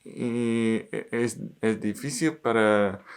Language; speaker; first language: Spanish; non-native, learner; English